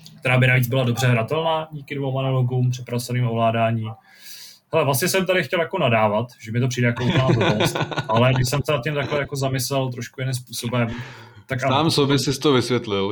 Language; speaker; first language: Czech; native; Czech